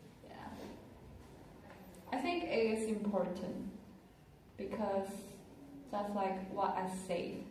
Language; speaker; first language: English; non-native, learner; Chinese